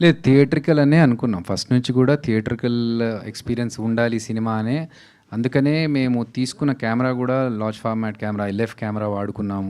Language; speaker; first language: Telugu; native; Telugu